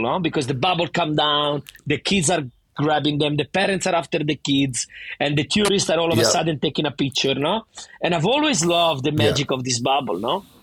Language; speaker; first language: English; non-native, fluent; Italian